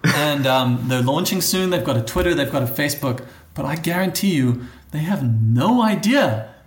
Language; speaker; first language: English; native; English